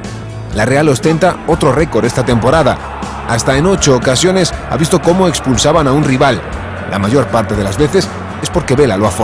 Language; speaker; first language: Spanish; native; Spanish